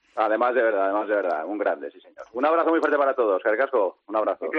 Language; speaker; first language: Spanish; native; Spanish